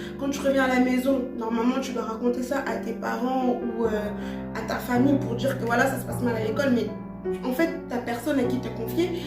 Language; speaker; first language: French; early bilingual, other home language; Lingala